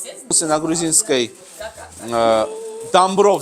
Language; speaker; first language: Russian; non-native, local second language; Georgian